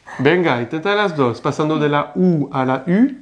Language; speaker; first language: Spanish; non-native, fluent; French